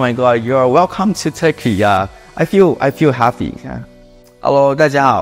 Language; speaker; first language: English; non-native, local second language; Chinese